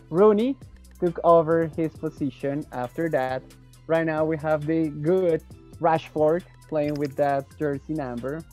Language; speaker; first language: English; non-native, fluent; Spanish